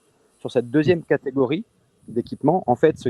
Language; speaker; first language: French; native; French